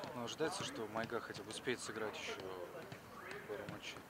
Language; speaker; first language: Russian; native; Russian